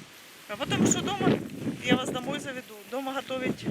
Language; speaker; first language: Russian; native; Russian